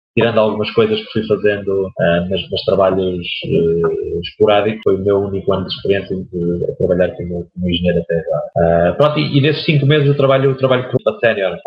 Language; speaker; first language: Portuguese; native; Portuguese